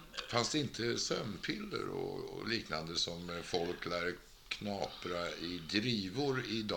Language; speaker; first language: Swedish; native; Swedish